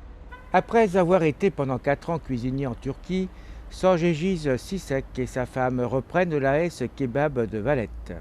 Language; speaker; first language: French; native; French